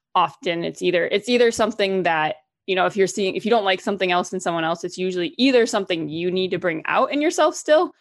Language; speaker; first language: English; native; English